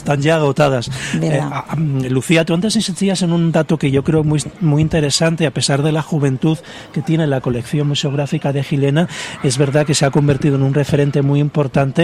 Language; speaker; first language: Spanish; native; Spanish